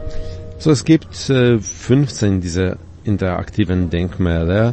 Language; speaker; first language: German; non-native, fluent; Polish